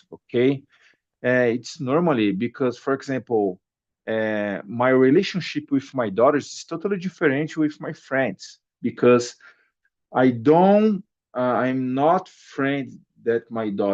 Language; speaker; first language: English; non-native, learner; Portuguese